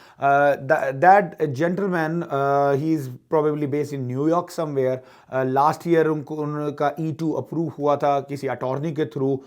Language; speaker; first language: Urdu; native; Urdu